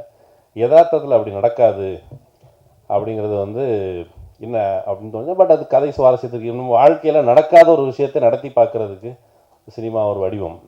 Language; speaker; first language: Tamil; native; Tamil